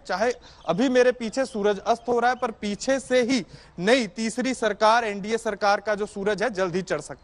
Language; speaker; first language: Hindi; native; Hindi